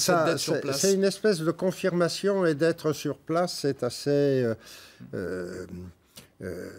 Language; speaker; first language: French; native; French